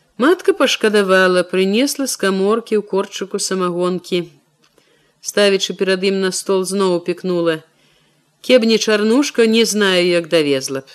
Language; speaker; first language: Belarusian; native; Belarusian